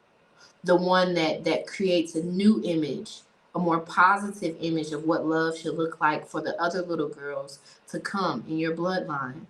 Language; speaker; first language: English; native; English